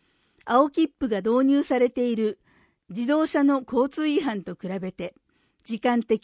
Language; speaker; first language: Japanese; native; Japanese